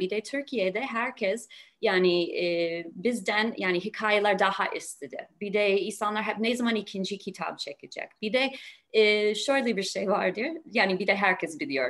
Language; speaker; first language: Turkish; non-native, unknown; English